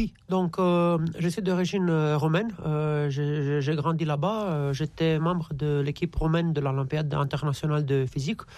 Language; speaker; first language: French; non-native, fluent; Romanian